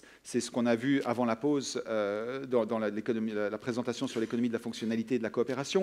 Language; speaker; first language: French; native; French